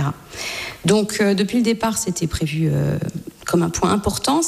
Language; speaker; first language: French; native; French